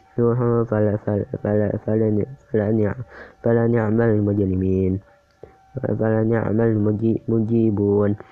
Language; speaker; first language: Arabic; non-native, learner; Indonesian